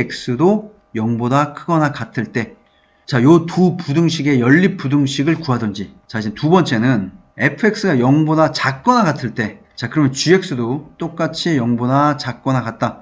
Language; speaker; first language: Korean; native; Korean